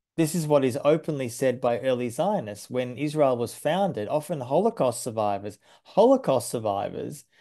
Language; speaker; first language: English; native; English